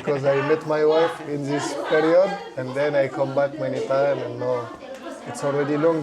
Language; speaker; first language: English; non-native, fluent; French